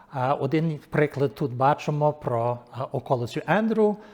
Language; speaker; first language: Ukrainian; early bilingual, heritage; Ukrainian